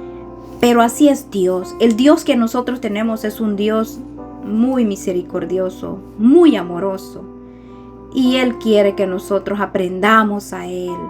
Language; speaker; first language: Spanish; native; Spanish